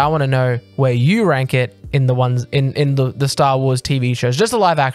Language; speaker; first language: English; native; English